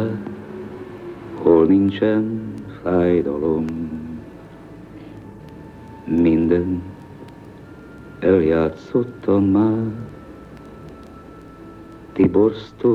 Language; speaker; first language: Hungarian; native; Hungarian